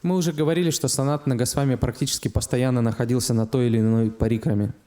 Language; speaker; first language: Russian; native; Russian